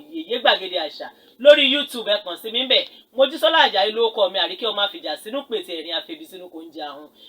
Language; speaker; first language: Yoruba; native; Yoruba